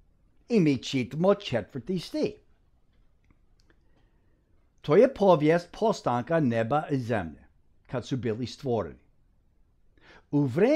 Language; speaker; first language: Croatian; early bilingual, heritage; English